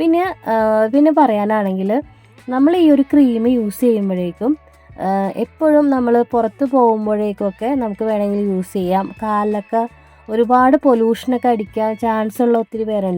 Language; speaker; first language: Malayalam; native; Malayalam